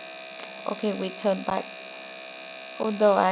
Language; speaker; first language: English; non-native, learner; Vietnamese